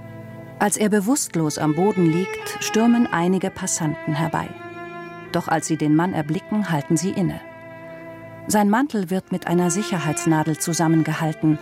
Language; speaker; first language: German; native; German